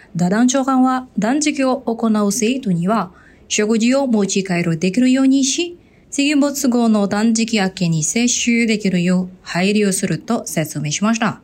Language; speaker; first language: Japanese; non-native, fluent; Indonesian